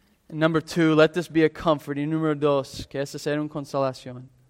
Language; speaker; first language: Spanish; non-native, fluent; English